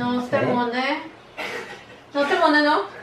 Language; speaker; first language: Korean; non-native, learner; Spanish